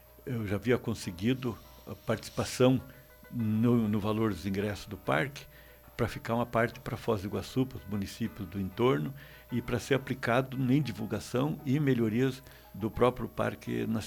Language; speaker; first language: Portuguese; native; Portuguese